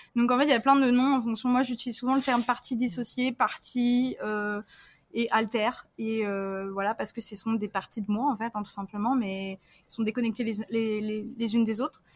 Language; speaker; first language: French; early bilingual, other home language; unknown